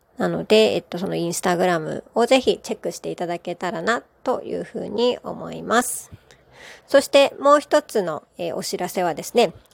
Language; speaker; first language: Japanese; native; Japanese